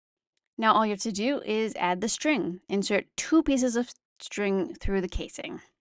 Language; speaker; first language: English; native; English